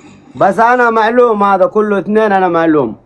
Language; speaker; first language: Arabic; non-native, learner; Oromo